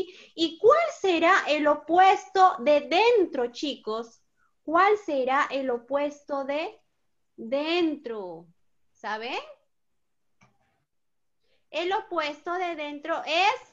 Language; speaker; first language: Spanish; native; Spanish